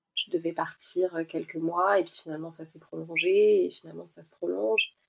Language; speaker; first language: French; native; French